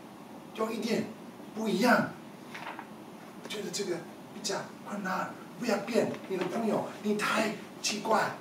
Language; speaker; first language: Chinese; non-native, learner; English